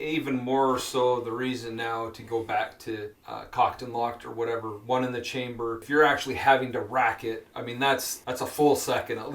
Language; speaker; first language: English; native; English